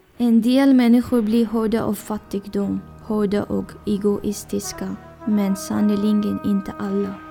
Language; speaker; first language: Swedish; non-native, fluent; Persian